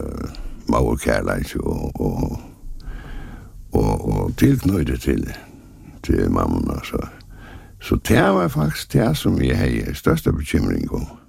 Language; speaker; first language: Danish; non-native, local second language; Faroese